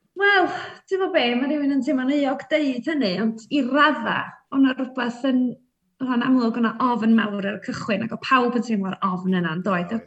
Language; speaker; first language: Welsh; native; Welsh